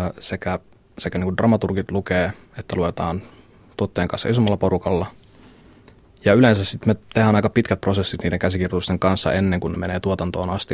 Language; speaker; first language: Finnish; native; Finnish